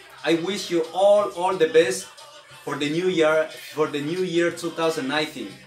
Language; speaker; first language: English; non-native, learner; Spanish